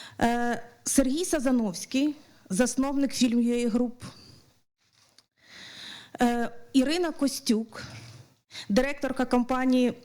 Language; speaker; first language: Ukrainian; native; Ukrainian